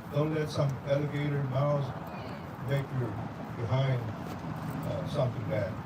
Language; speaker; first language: English; native; English